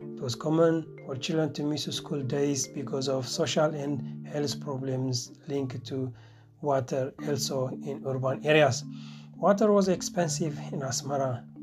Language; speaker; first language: English; non-native, fluent; Tigrinya